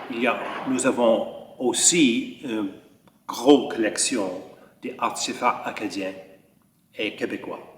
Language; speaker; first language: French; early bilingual, heritage; French